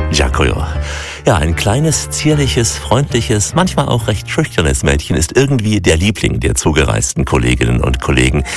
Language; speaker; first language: German; native; German